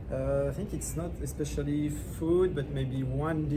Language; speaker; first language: English; non-native, learner; French